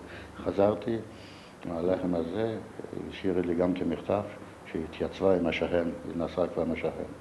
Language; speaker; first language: Hebrew; non-native, fluent; Yiddish